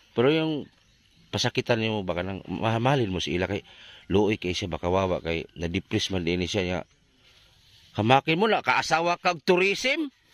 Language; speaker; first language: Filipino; non-native, local second language; Cebuano